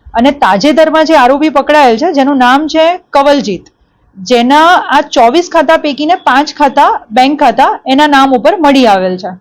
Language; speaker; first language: Gujarati; native; Gujarati